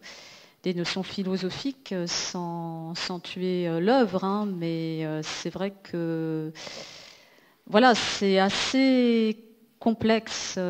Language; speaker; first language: French; native; French